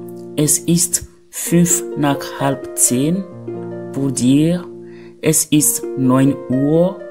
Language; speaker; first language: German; non-native, fluent; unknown